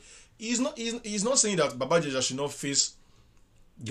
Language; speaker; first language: English; non-native, local second language; Yoruba